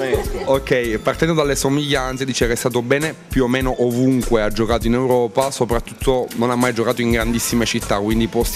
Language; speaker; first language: Italian; native; Italian